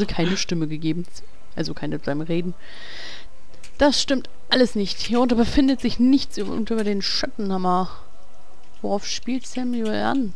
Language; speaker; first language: German; native; German